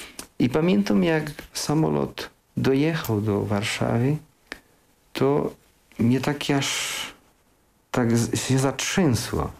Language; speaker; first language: Polish; early bilingual, heritage; Polish